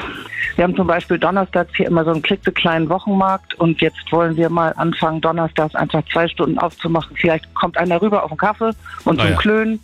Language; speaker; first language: German; native; German